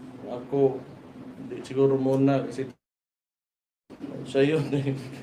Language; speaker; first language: Filipino; non-native, local second language; Cebuano